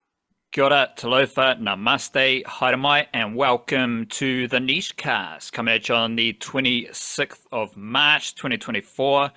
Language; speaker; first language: English; native; English